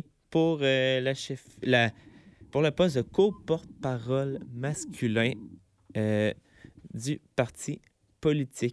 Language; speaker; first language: French; native; French